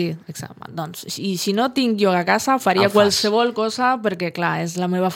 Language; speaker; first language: Catalan; non-native, fluent; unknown